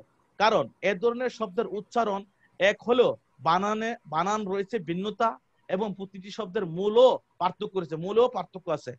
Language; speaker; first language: Bangla; native; Bangla